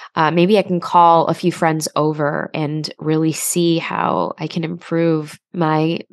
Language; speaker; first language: English; native; English